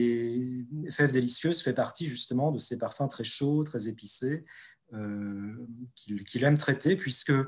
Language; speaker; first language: French; native; French